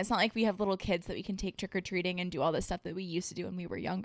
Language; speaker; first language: English; native; English